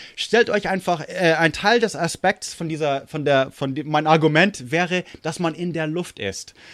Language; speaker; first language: German; non-native, fluent; English